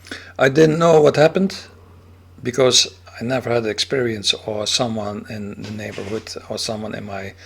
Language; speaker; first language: English; non-native, fluent; Dutch